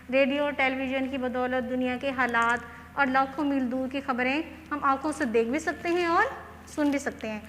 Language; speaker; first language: Hindi; non-native, local second language; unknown